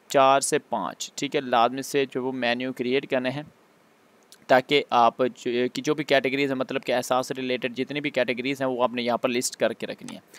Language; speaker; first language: Urdu; non-native, local second language; Punjabi